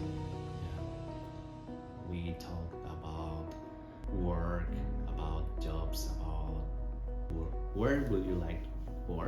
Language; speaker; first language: English; non-native, learner; Spanish